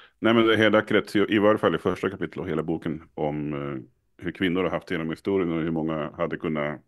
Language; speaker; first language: Swedish; native; Swedish